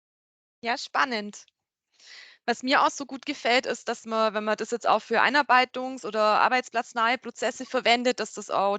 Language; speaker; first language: German; native; German